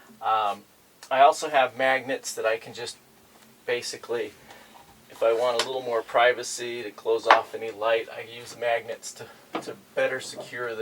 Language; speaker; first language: English; native; English